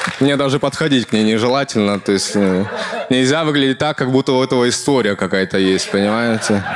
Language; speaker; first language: Russian; native; Russian